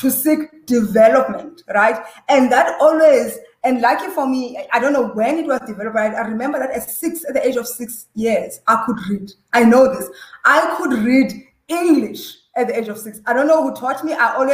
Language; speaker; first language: English; non-native, local second language; Xhosa